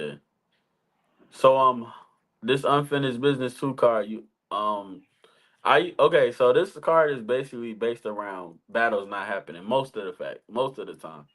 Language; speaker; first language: English; native; English